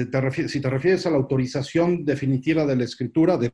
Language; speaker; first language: Spanish; native; Spanish